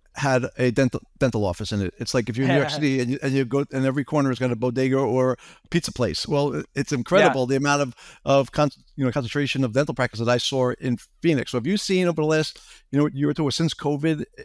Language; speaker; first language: English; native; English